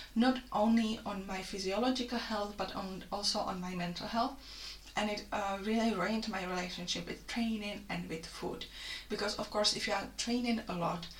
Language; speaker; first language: English; non-native, fluent; Czech